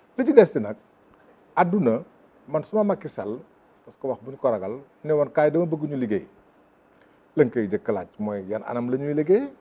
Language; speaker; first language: Wolof; non-native, local second language; Fula